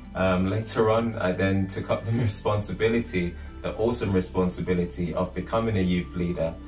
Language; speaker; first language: English; native; English